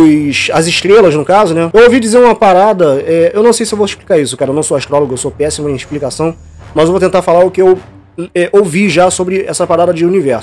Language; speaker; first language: Portuguese; native; Portuguese